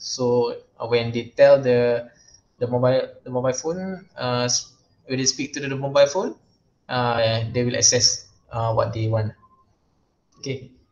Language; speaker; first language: English; non-native, local second language; Malay